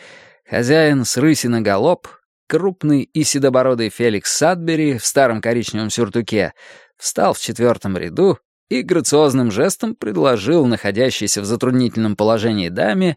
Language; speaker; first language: Russian; native; Russian